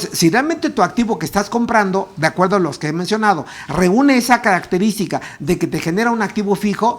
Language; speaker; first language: Spanish; native; Spanish